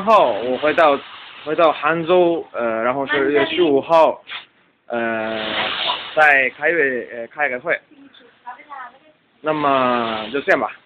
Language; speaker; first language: Chinese; non-native, learner; Japanese